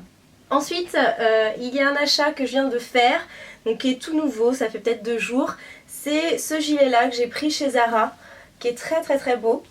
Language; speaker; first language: French; native; French